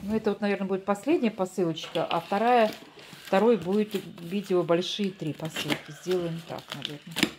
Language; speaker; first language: Russian; native; Russian